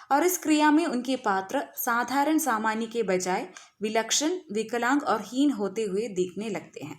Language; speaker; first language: Hindi; non-native, local second language; Malayalam